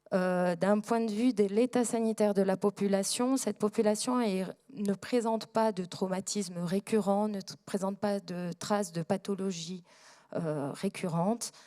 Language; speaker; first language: French; native; French